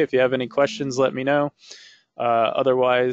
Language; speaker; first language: English; native; English